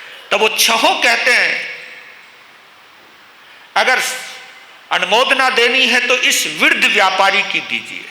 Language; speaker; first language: Hindi; native; Hindi